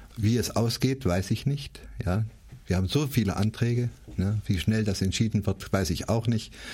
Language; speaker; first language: German; native; German